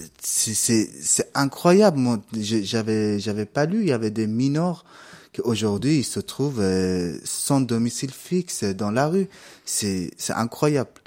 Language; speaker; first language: French; non-native, fluent; Persian